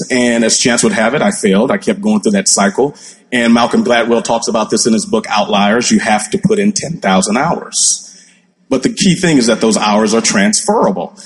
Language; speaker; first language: English; native; English